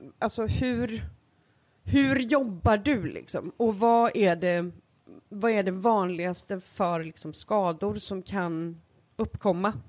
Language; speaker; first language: Swedish; native; Swedish